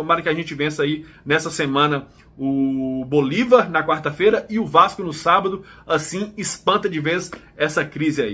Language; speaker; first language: Portuguese; native; Portuguese